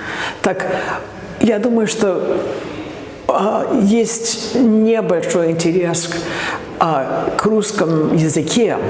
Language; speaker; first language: Russian; non-native, fluent; English